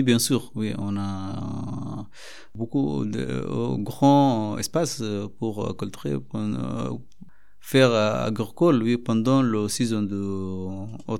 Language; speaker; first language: French; non-native, learner; Arabic